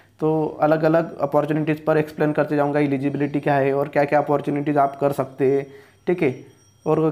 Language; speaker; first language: Hindi; non-native, local second language; Marathi